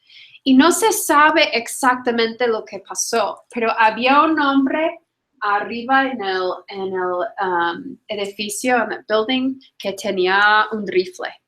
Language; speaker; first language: Spanish; non-native, fluent; English